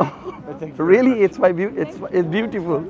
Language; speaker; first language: English; non-native, learner; Persian